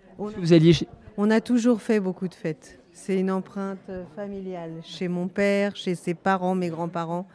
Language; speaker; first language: French; native; French